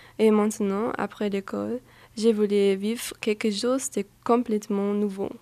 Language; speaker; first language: French; non-native, learner; German